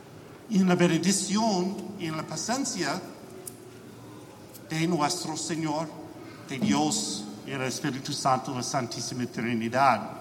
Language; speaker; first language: Spanish; non-native, learner; English